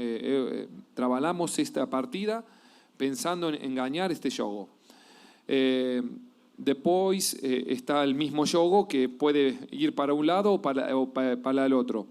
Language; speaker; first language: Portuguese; non-native, fluent; Spanish